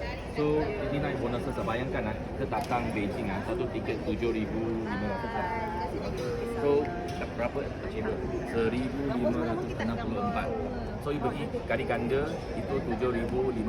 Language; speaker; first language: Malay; non-native, local second language; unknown